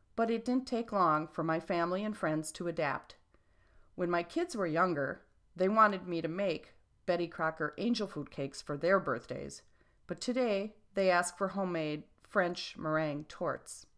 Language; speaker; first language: English; non-native, fluent; French